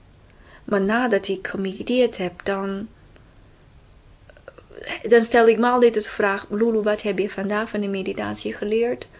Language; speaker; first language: Dutch; non-native, fluent; Chinese